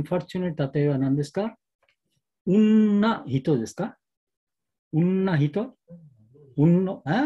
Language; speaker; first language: Japanese; non-native, learner; Bangla